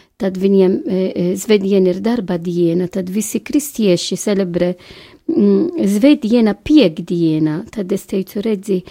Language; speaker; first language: Latvian; non-native, fluent; Maltese